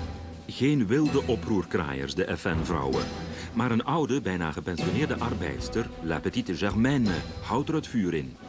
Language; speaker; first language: Dutch; native; Dutch